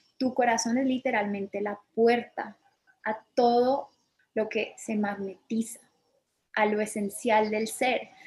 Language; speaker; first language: Spanish; early bilingual, other home language; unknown